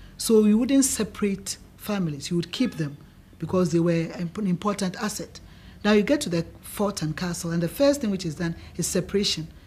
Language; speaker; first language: English; non-native, local second language; Akan